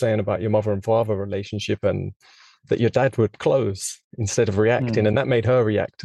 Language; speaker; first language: English; native; English